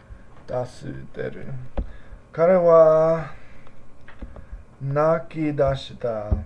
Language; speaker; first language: Japanese; non-native, learner; English